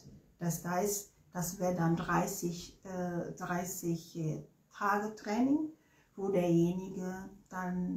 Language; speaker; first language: German; non-native, fluent; Ewe